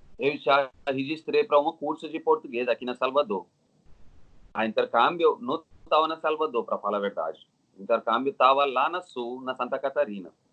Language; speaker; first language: Portuguese; non-native, learner; Telugu